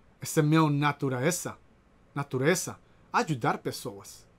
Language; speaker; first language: Portuguese; non-native, learner; Spanish